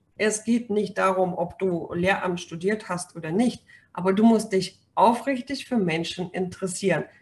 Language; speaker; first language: German; non-native, fluent; Russian